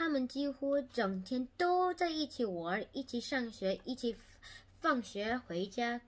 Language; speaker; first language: Chinese; non-native, learner; Korean